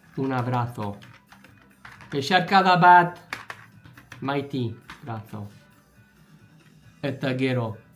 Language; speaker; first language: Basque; non-native, learner; English